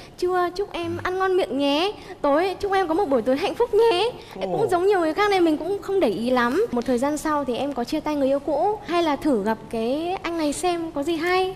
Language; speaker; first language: Vietnamese; native; Vietnamese